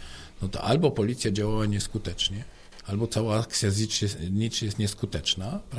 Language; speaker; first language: Polish; native; Polish